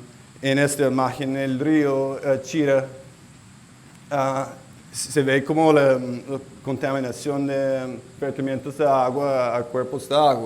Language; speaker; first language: Spanish; non-native, local second language; English